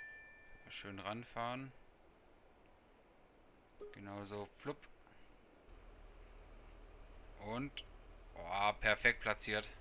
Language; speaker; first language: German; native; German